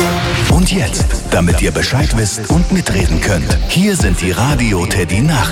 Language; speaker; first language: German; native; German